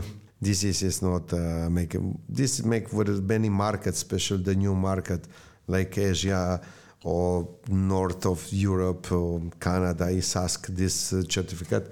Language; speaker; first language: English; non-native, learner; Slovenian